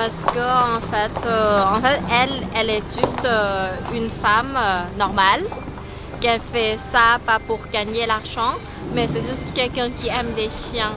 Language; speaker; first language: French; non-native, learner; Thai